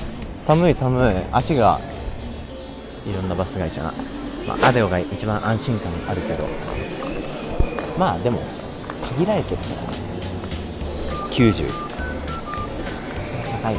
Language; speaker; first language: Japanese; native; Japanese